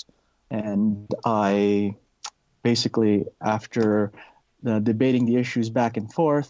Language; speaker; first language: English; non-native, local second language; Filipino